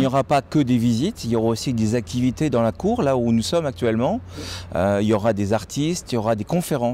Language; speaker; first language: French; native; French